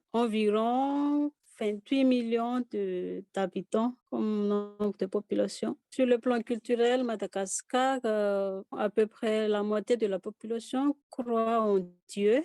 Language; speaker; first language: French; non-native, local second language; Malagasy